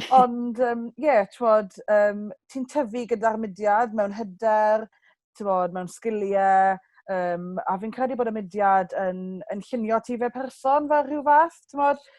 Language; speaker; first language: Welsh; native; Welsh